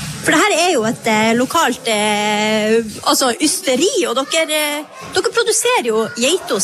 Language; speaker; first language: Norwegian; native; Norwegian